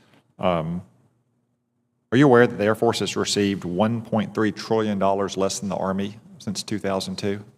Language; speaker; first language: English; native; English